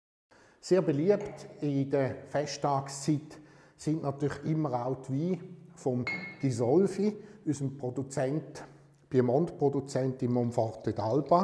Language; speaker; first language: German; native; German